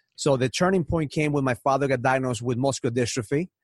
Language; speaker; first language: English; early bilingual, other home language; Spanish